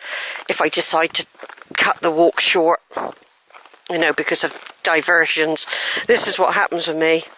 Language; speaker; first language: English; native; English